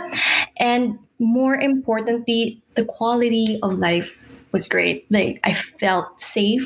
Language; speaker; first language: English; non-native, local second language; Filipino